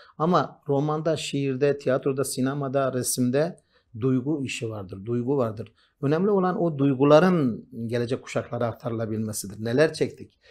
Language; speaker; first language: Turkish; non-native, local second language; Kurdish